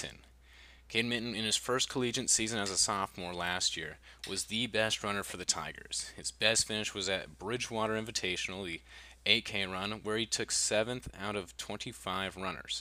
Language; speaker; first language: English; native; English